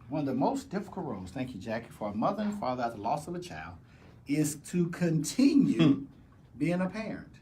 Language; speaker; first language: English; native; English